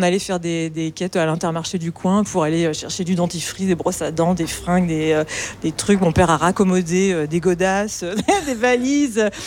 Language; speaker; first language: French; native; French